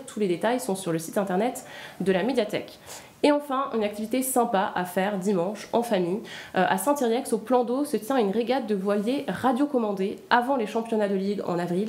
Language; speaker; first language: French; native; French